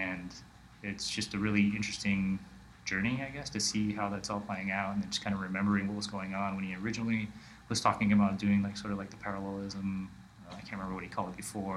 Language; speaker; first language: English; native; English